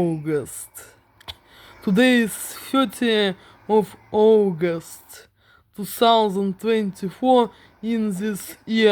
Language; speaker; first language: English; non-native, learner; Russian